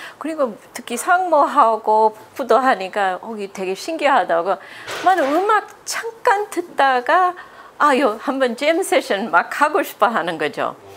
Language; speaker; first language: Korean; non-native, fluent; English